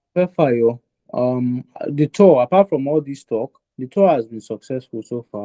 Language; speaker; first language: English; non-native, local second language; Yoruba